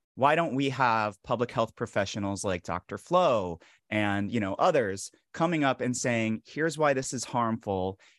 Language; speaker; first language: English; native; English